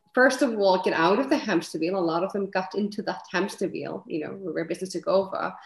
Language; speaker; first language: English; non-native, fluent; Icelandic